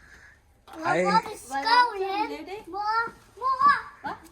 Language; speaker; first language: Danish; early bilingual, other home language; Vietnamese